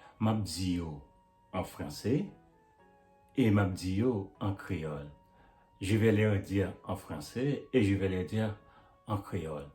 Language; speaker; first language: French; non-native, local second language; Haitian Creole